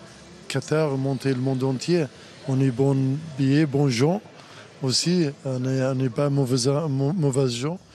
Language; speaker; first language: French; non-native, learner; Arabic